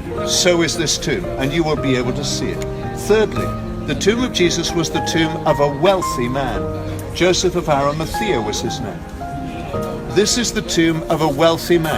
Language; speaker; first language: English; native; English